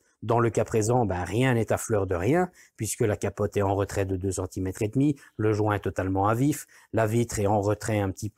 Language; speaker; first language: French; native; French